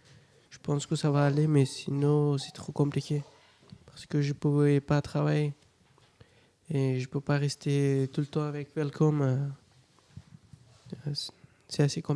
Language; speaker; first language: French; non-native, learner; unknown